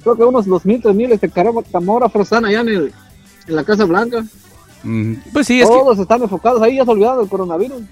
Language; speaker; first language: Spanish; non-native, local second language; Mixtepec Mixtec